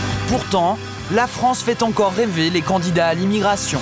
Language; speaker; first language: French; native; French